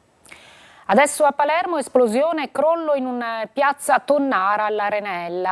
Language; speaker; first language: Italian; native; Italian